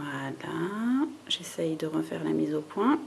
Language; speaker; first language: French; native; French